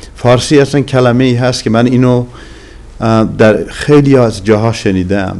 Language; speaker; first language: Persian; non-native, local second language; Azerbaijani